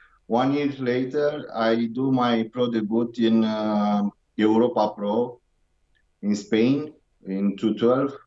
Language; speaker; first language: English; non-native, learner; Romanian